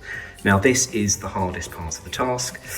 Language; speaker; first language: English; native; English